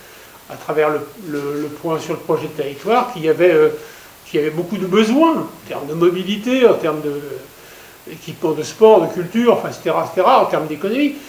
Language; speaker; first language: French; native; French